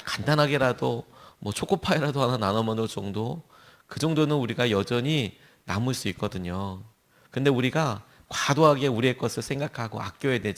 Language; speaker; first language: Korean; native; Korean